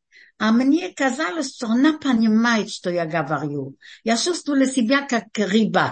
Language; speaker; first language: Russian; early bilingual, heritage; Russian